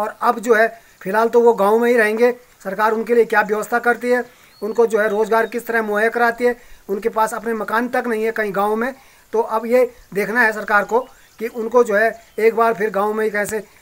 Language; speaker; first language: Hindi; native; Hindi